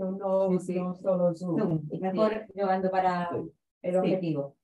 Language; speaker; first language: Spanish; non-native, learner; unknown